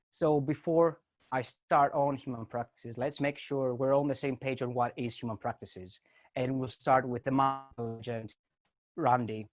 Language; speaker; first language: English; non-native, fluent; Greek